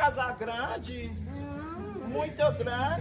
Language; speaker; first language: Portuguese; non-native, learner; Haitian Creole